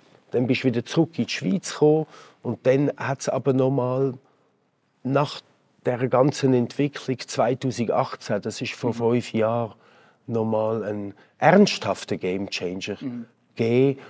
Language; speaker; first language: German; native; German